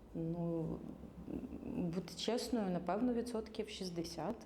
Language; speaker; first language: Ukrainian; non-native, local second language; Russian